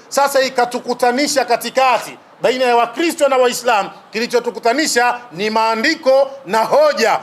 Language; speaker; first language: Swahili; native; Swahili